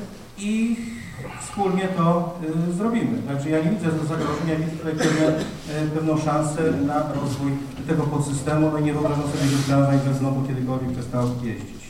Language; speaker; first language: Polish; native; Polish